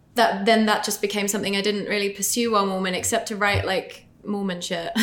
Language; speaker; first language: English; native; English